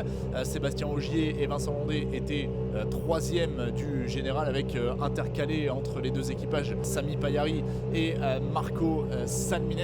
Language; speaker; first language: French; native; French